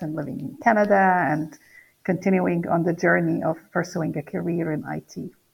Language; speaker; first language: English; non-native, fluent; Arabic